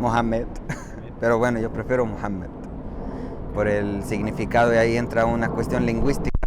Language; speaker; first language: Spanish; non-native, fluent; Arabic